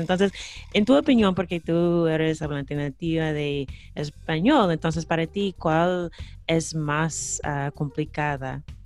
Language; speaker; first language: Spanish; non-native, fluent; English